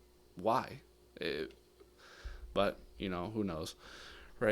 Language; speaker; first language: English; native; English